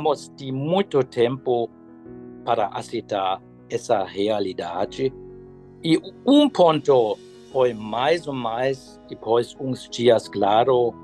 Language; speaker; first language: Portuguese; non-native, fluent; German